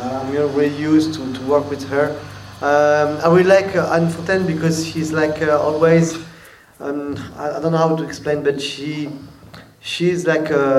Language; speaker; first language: English; non-native, learner; French